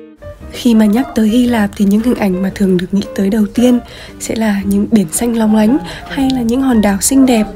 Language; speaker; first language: Vietnamese; native; Vietnamese